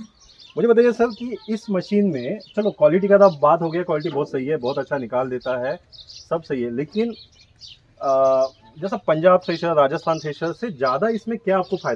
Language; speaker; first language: Hindi; non-native, local second language; Marathi